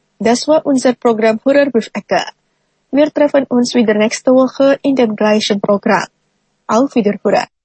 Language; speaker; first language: German; non-native, fluent; Indonesian